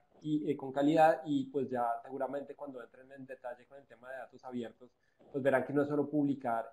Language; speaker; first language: Spanish; native; Spanish